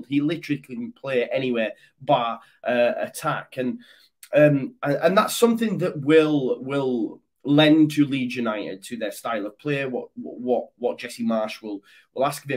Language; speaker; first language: English; native; English